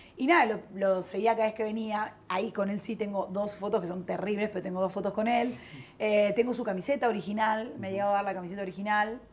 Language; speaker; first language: Spanish; native; Spanish